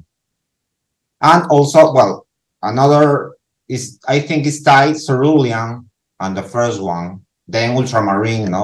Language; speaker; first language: English; non-native, learner; Spanish